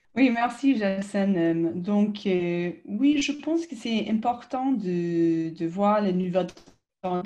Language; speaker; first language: French; non-native, fluent; English